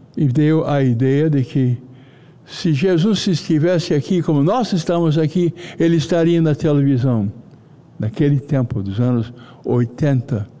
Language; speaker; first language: Portuguese; non-native, fluent; English